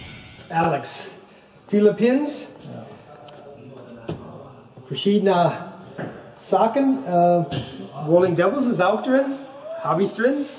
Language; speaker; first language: German; non-native, fluent; English